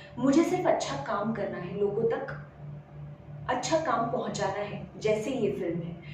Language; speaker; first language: Hindi; non-native, local second language; Marathi